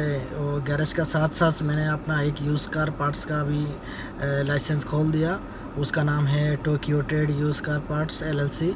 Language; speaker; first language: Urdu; non-native, learner; Bangla